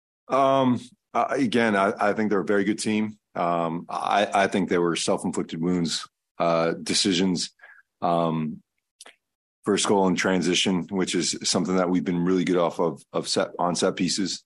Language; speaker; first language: English; early bilingual, other home language; Spanish